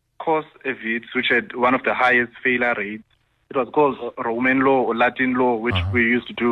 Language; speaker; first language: English; non-native, local second language; Xhosa